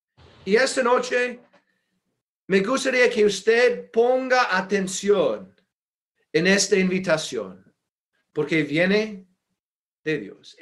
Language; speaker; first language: Spanish; non-native, fluent; English